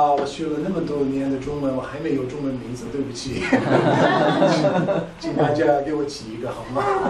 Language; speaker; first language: Chinese; non-native, fluent; English